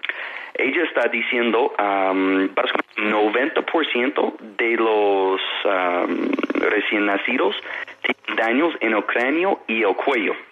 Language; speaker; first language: Spanish; non-native, fluent; English